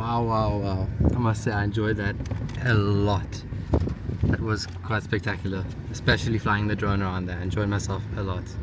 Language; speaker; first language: English; native; English